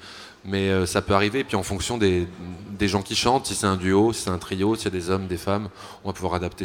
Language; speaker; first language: French; native; French